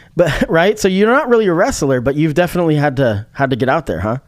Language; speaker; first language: English; native; English